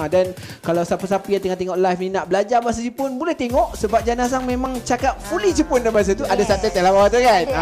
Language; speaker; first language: Malay; native; Malay